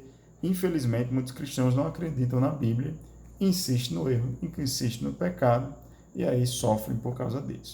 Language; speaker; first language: Portuguese; native; Portuguese